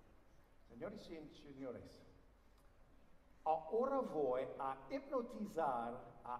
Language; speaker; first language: Spanish; non-native, learner; English